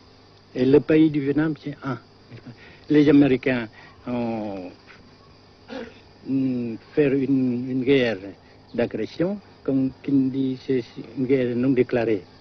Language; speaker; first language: French; non-native, local second language; Vietnamese